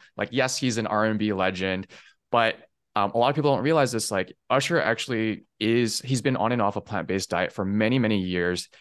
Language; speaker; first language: English; early bilingual, other home language; Chinese